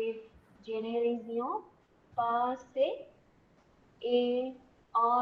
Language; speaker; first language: French; non-native, learner; Tamil